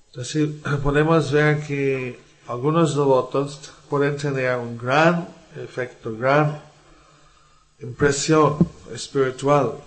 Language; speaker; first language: Spanish; non-native, learner; English